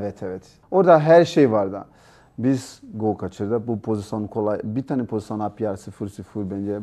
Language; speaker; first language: Turkish; non-native, learner; Portuguese